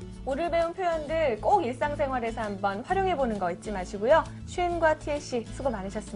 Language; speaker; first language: Korean; native; Korean